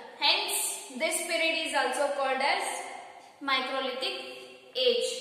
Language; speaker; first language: English; non-native, local second language; Kannada